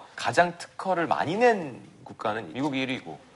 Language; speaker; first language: Korean; non-native, fluent; Polish